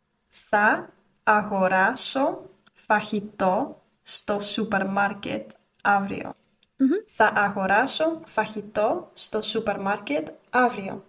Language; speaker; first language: Greek; non-native, learner; English